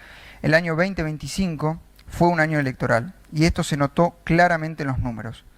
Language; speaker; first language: Spanish; native; Spanish